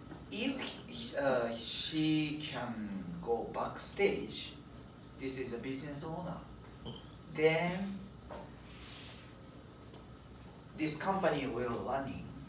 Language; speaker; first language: English; non-native, learner; Japanese